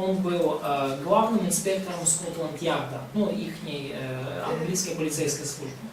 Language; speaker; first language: Russian; native; Russian